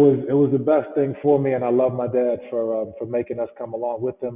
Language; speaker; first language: English; native; English